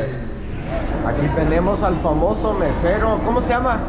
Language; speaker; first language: Spanish; non-native, fluent; English